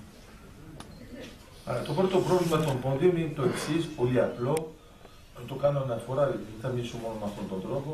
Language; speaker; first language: Greek; early bilingual, heritage; Greek